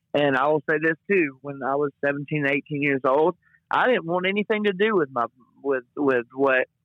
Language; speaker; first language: English; native; English